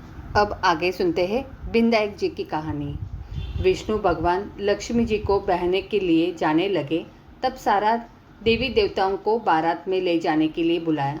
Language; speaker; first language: Hindi; native; Hindi